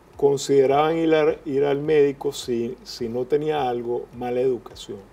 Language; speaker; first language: Spanish; native; Spanish